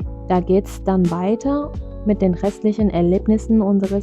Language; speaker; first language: German; non-native, fluent; Vietnamese